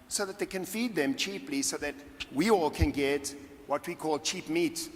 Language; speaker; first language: English; native; English